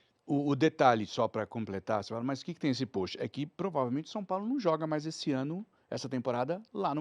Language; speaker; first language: Portuguese; native; Portuguese